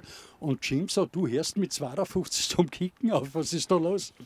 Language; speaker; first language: German; native; German